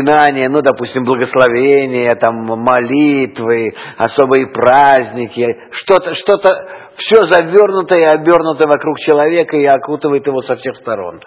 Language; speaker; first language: Russian; native; Russian